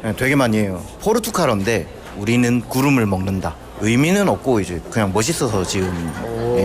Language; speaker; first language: Korean; native; Korean